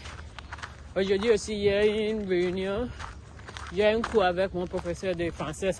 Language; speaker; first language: French; non-native, learner; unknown